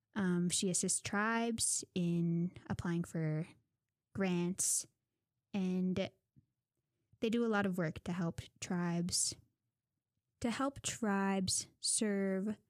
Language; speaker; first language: English; native; English